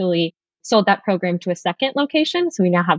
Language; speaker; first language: English; native; English